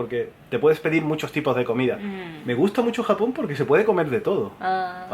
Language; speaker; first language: Spanish; native; Spanish